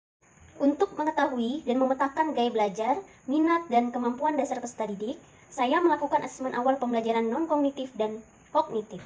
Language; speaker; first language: Indonesian; native; Indonesian